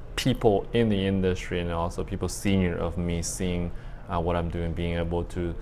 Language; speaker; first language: English; early bilingual, other home language; Chinese